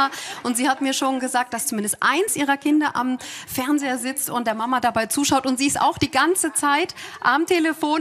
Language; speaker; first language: German; native; German